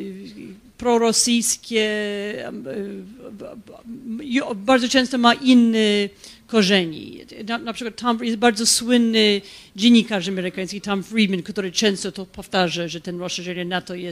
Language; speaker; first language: Polish; non-native, fluent; English